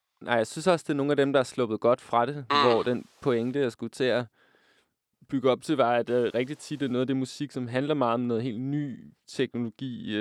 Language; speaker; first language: Danish; native; Danish